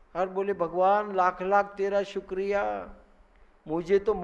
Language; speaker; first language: Hindi; non-native, local second language; Marathi